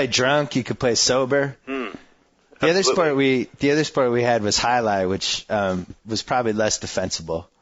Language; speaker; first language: English; native; English